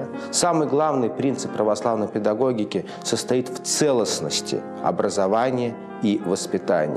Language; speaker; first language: Russian; native; Russian